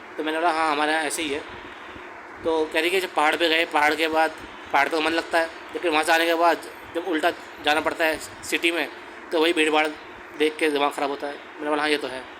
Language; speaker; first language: Hindi; native; Hindi